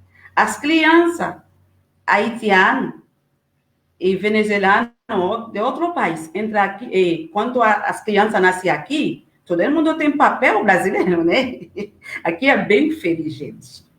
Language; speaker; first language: Portuguese; non-native, learner; Haitian Creole